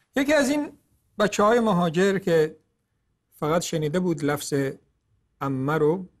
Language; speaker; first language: Persian; native; Persian